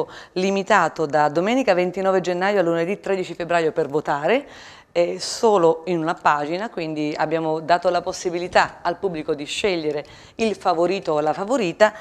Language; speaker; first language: Italian; native; Italian